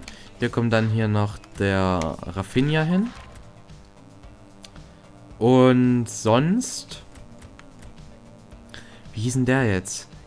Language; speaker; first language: German; native; German